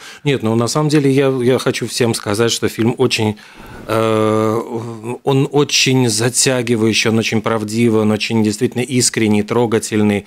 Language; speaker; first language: Russian; native; Russian